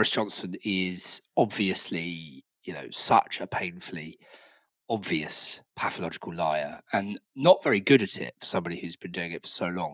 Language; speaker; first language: English; native; English